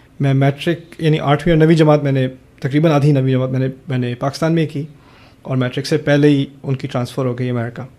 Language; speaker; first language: Urdu; early bilingual, other home language; German